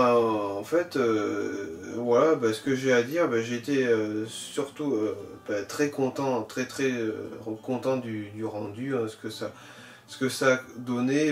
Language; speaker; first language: French; native; French